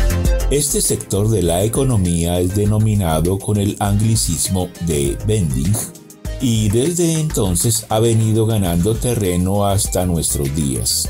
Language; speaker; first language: Spanish; native; Spanish